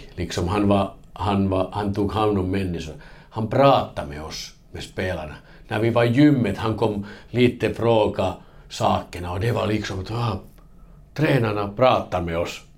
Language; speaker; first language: Swedish; non-native, learner; Finnish